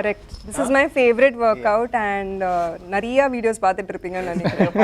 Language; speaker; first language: Tamil; non-native, local second language; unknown